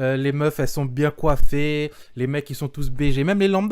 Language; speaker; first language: French; native; French